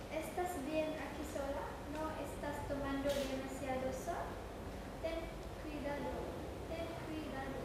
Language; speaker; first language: Spanish; non-native, learner; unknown